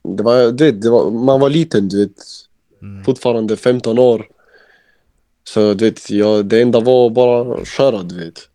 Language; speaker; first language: Swedish; early bilingual, other home language; Albanian